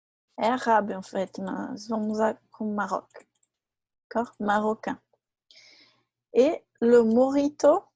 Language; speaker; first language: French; non-native, fluent; Portuguese